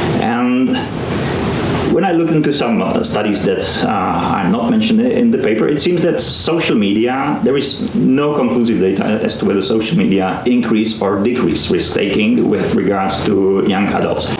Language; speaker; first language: English; non-native, fluent; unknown